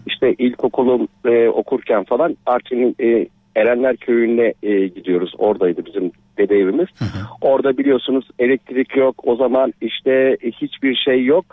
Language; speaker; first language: Turkish; native; Turkish